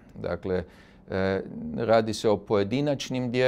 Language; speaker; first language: Serbian; native; Serbian